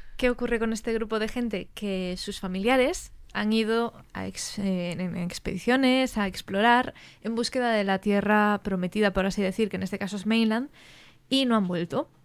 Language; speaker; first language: Spanish; native; Spanish